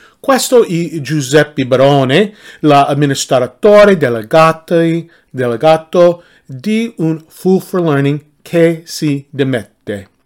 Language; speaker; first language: Italian; non-native, learner; English